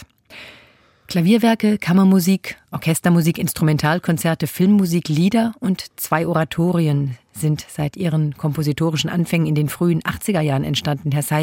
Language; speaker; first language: German; native; German